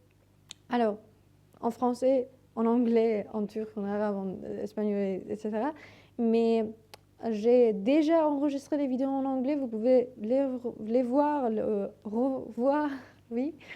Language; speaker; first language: French; non-native, learner; Persian